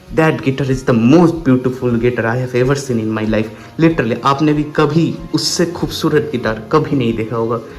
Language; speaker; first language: Hindi; non-native, local second language; Bangla